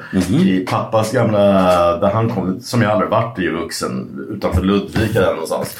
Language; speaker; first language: Swedish; native; Swedish